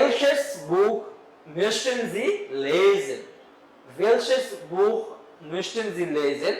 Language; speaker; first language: German; non-native, fluent; Bangla